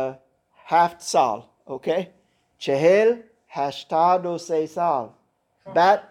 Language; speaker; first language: Persian; non-native, fluent; German